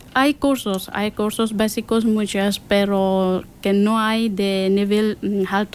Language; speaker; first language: Spanish; non-native, learner; Persian